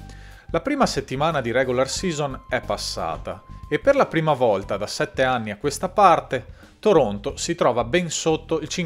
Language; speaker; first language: Italian; native; Italian